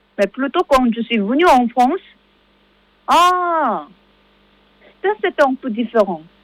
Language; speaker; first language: French; non-native, learner; Korean